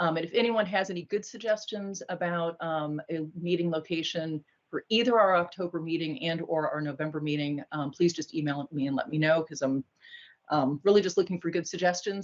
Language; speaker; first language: English; native; English